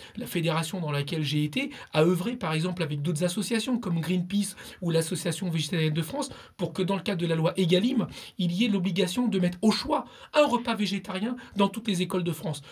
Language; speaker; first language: French; early bilingual, other home language; Spanish